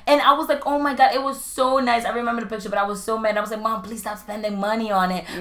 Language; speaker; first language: English; non-native, fluent; Spanish